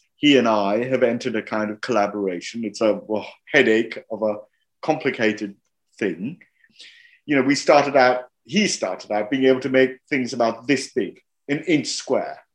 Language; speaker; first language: English; non-native, local second language; Hindi